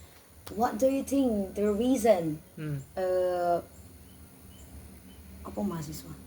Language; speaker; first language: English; non-native, learner; Indonesian